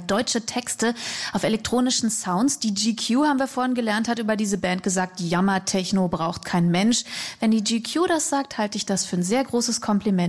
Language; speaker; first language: German; native; German